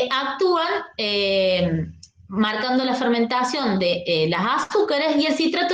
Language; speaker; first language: Spanish; native; Spanish